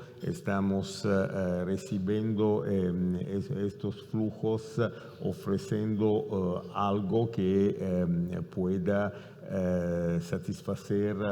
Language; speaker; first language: Spanish; non-native, fluent; Italian